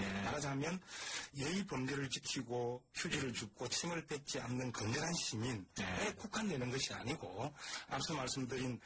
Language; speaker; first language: Korean; native; Korean